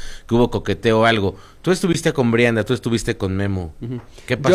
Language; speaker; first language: Spanish; native; Spanish